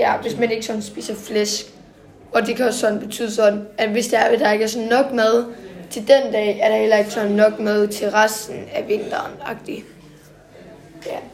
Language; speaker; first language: Danish; native; Danish